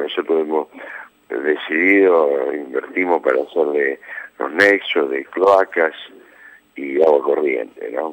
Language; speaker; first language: Spanish; native; Spanish